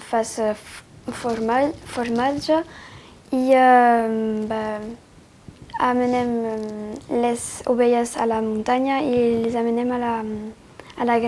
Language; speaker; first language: Catalan; non-native, learner; French